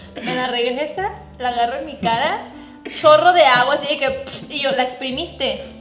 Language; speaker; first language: Spanish; native; Spanish